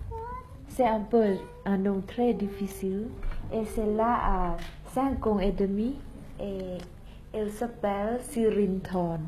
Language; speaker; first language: French; non-native, fluent; Thai